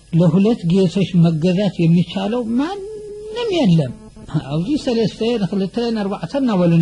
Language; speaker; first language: Tigrinya; native; Tigrinya